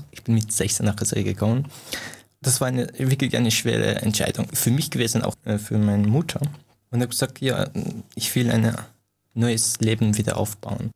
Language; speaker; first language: German; non-native, fluent; Persian